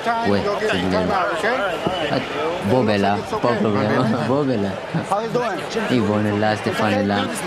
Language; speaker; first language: French; non-native, learner; Romanian